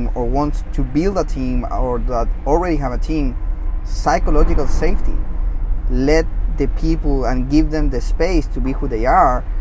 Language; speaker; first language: English; non-native, fluent; Spanish